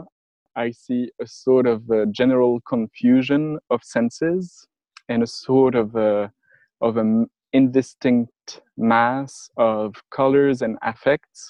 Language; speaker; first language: English; non-native, fluent; French